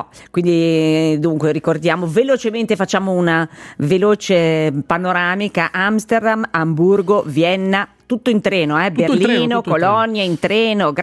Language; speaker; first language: Italian; native; Italian